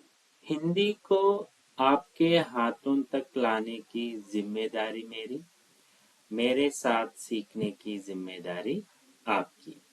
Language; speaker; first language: Hindi; non-native, local second language; Telugu